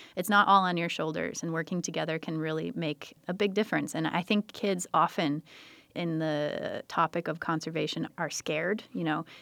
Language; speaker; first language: English; native; English